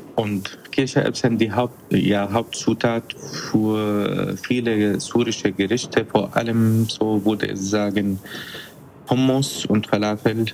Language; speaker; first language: German; non-native, fluent; Arabic